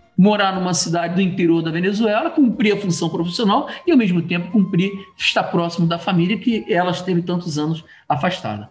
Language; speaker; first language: Portuguese; native; Portuguese